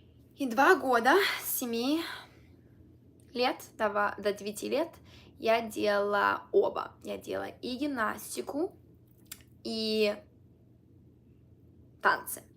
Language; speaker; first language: Russian; early bilingual, heritage; Russian